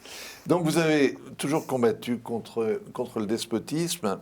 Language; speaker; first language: French; native; French